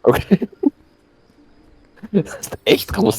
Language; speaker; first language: German; native; German